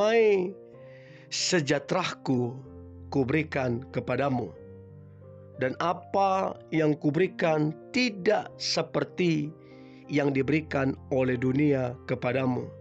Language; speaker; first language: Indonesian; native; Indonesian